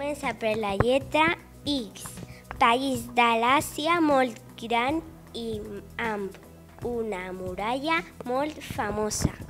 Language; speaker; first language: Catalan; non-native, local second language; Spanish